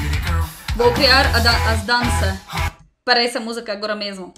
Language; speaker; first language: Portuguese; non-native, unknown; Russian